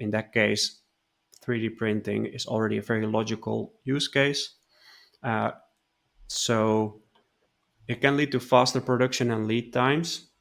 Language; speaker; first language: English; non-native, fluent; Dutch